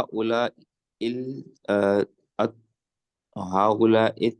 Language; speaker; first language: Arabic; non-native, learner; Urdu